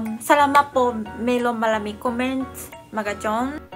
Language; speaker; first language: Filipino; non-native, learner; Japanese